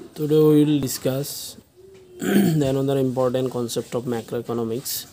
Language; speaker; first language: English; non-native, local second language; Assamese